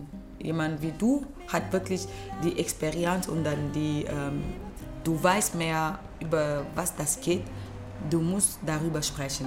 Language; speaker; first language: German; non-native, learner; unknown